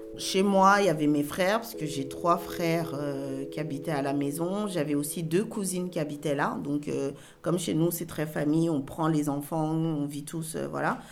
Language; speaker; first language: French; early bilingual, other home language; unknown